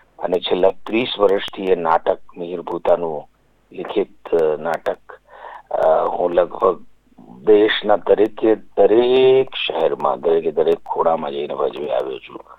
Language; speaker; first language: Gujarati; native; Gujarati